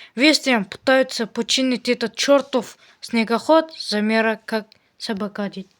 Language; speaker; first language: Russian; non-native, local second language; Kazakh